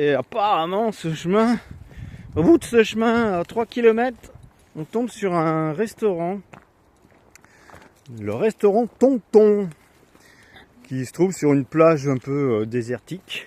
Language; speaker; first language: French; native; French